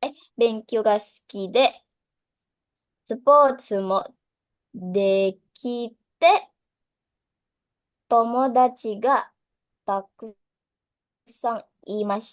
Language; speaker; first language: Japanese; non-native, learner; Indonesian